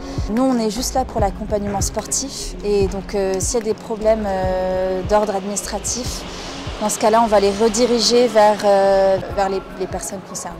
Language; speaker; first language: French; native; French